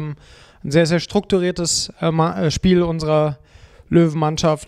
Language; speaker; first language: German; native; German